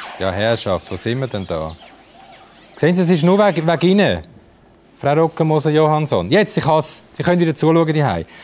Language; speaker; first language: German; native; German